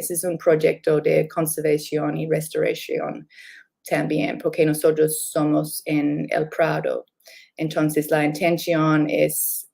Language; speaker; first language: Spanish; non-native, learner; English